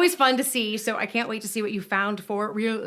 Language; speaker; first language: English; native; English